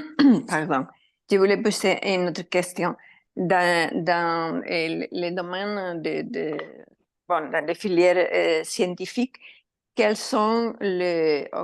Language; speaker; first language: French; non-native, fluent; Spanish